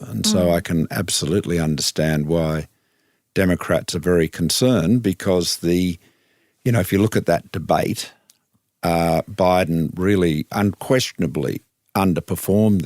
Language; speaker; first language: English; native; English